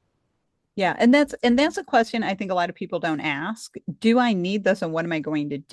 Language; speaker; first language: English; native; English